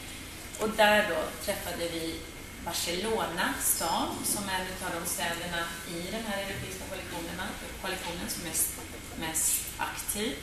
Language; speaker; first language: Swedish; native; Swedish